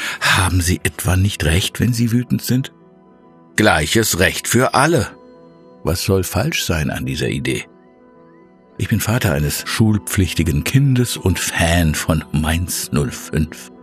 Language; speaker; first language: German; native; German